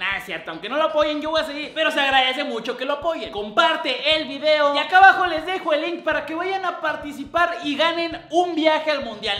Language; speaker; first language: Spanish; native; Spanish